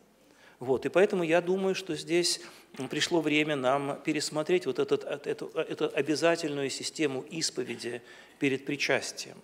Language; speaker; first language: Russian; native; Russian